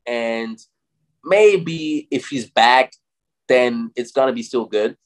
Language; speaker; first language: English; non-native, fluent; German